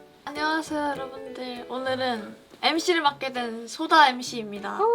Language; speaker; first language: Korean; native; Korean